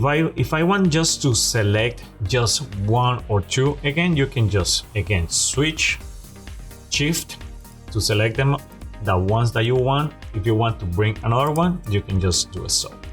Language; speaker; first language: English; non-native, fluent; Spanish